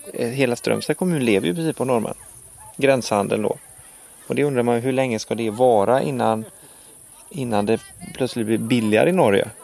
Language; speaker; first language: Swedish; native; Swedish